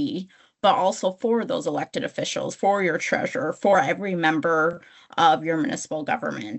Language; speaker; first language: English; native; English